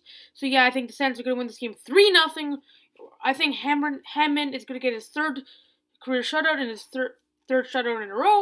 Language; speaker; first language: English; native; English